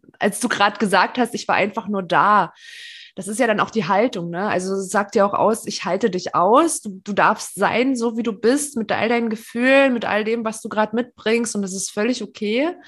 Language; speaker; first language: German; native; German